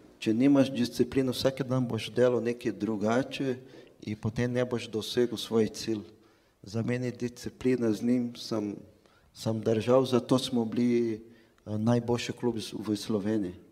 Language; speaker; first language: Slovenian; non-native, fluent; Portuguese